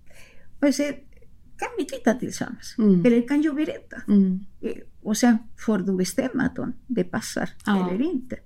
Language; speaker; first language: Swedish; non-native, fluent; Spanish